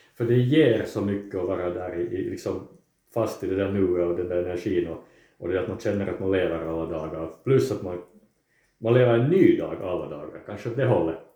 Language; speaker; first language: Swedish; native; Swedish